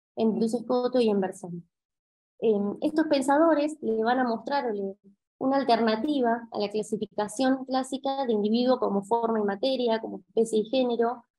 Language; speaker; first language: Spanish; native; Spanish